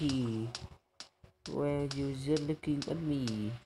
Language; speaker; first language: English; non-native, learner; Vietnamese